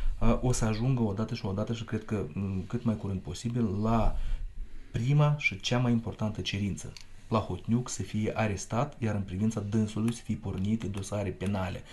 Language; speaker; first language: Romanian; non-native, local second language; Russian